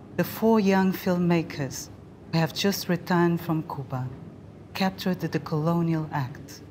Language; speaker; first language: English; non-native, fluent; Portuguese